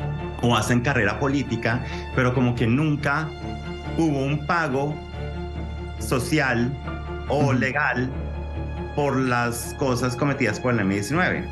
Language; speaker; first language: Spanish; native; Spanish